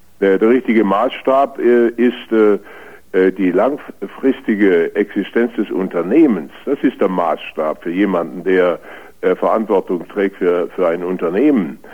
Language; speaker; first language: German; native; German